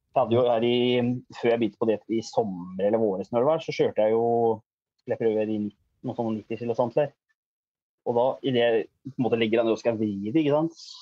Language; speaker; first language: Norwegian; native; Norwegian